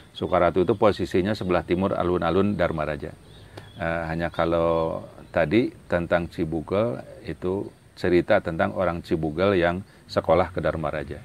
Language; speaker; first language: Indonesian; non-native, local second language; Sundanese